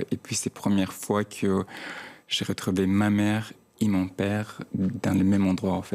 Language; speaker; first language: French; non-native, fluent; Chechen